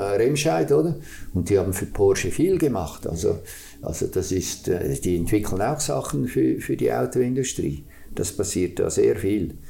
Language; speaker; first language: German; native; German